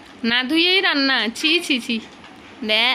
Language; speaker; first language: Bangla; native; Bangla